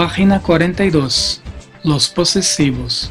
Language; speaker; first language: Spanish; non-native, fluent; Portuguese